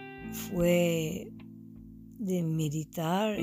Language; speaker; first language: Spanish; non-native, fluent; English